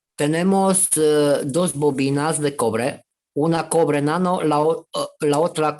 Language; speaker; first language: Spanish; non-native, fluent; Romanian